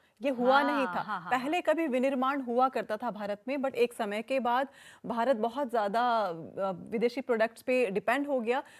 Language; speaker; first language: Hindi; native; Hindi